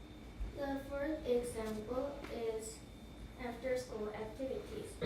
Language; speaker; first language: English; non-native, learner; Korean